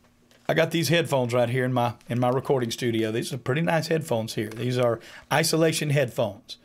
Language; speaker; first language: English; native; English